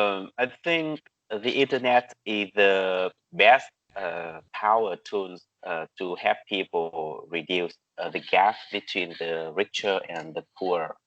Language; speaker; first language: English; non-native, learner; Vietnamese